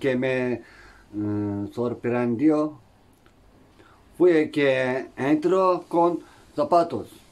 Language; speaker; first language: Spanish; non-native, learner; Turkish